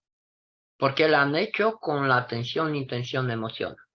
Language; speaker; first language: Spanish; non-native, fluent; Romanian